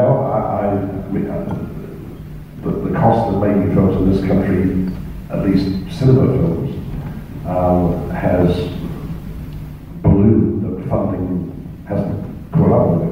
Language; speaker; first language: English; native; English